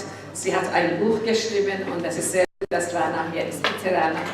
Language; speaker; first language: German; non-native, learner; Persian